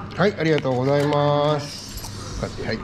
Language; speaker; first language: Japanese; non-native, learner; Nepali